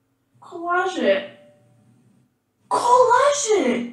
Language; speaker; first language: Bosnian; early bilingual, heritage; English